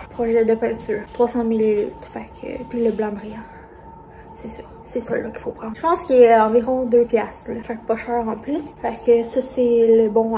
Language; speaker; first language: French; native; French